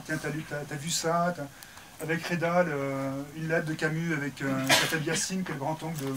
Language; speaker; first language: French; native; French